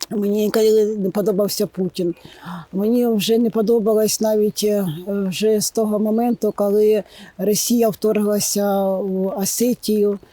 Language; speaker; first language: Ukrainian; non-native, local second language; Russian